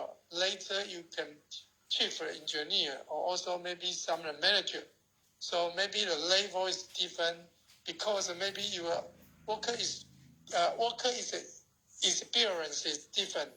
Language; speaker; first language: English; non-native, learner; Chinese